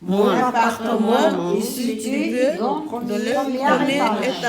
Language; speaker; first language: French; non-native, learner; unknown